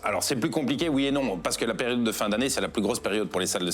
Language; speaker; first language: French; native; French